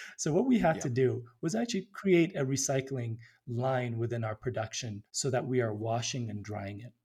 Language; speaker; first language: English; early bilingual, other home language; Amharic